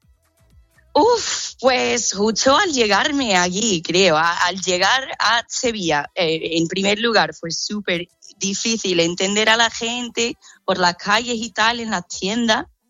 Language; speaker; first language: Spanish; non-native, fluent; English